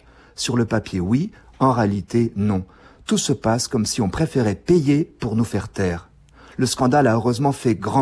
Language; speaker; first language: French; native; French